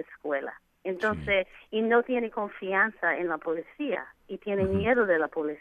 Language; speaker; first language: Spanish; non-native, fluent; English